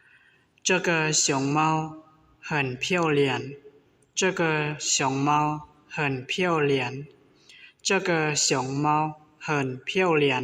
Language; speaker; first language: Chinese; non-native, learner; Hmong